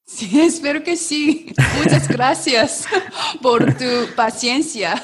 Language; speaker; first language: Spanish; non-native, learner; Korean